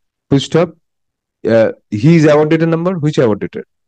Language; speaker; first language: English; non-native, local second language; Bangla